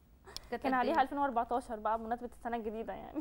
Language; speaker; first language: Arabic; native; Arabic